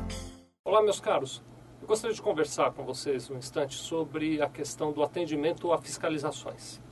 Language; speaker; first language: Portuguese; native; Portuguese